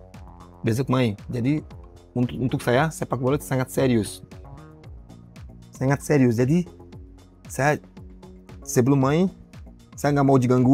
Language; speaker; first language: Indonesian; non-native, learner; Portuguese